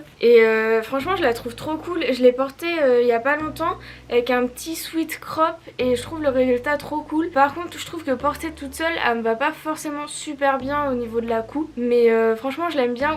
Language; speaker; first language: French; native; French